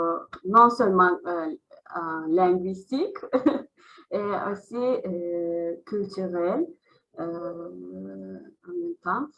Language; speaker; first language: French; non-native, learner; Azerbaijani